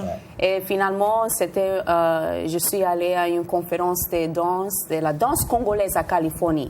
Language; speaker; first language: French; non-native, fluent; Spanish